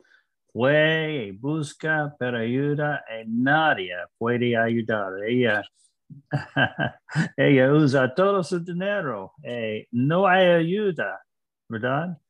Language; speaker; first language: Spanish; non-native, learner; English